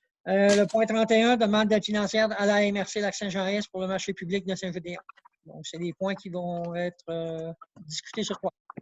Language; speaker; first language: French; native; French